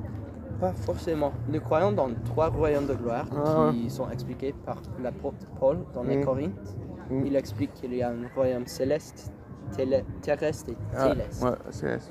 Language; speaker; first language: French; non-native, fluent; English